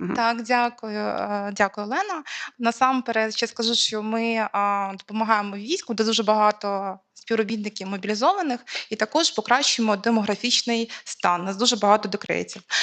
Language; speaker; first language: Ukrainian; native; Ukrainian